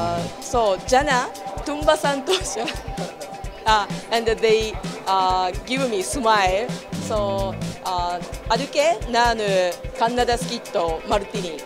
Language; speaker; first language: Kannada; non-native, learner; Japanese